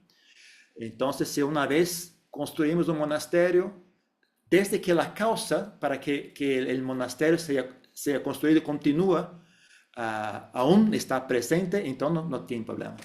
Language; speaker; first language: Spanish; non-native, fluent; Portuguese